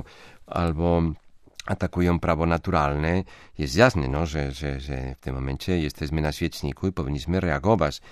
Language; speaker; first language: Polish; non-native, fluent; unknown